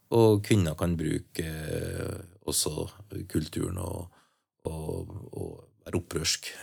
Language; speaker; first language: Norwegian; native; Norwegian